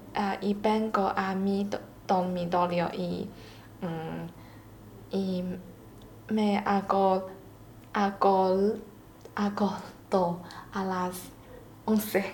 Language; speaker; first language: Spanish; non-native, learner; Chinese